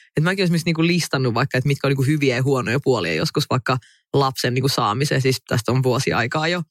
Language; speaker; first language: Finnish; early bilingual, other home language; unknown